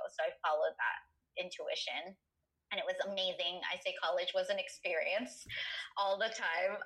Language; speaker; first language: English; native; English